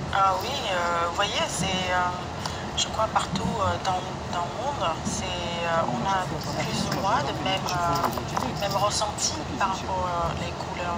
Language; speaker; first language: French; non-native, fluent; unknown